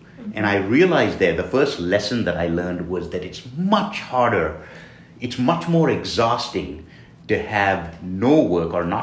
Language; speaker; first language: English; non-native, local second language; Tamil